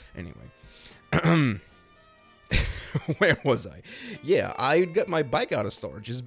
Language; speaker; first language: English; non-native, fluent; German